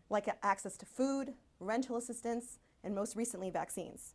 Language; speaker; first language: English; early bilingual, other home language; Spanish